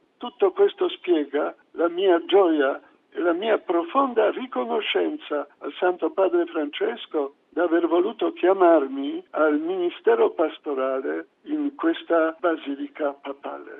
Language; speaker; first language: Italian; non-native, fluent; Polish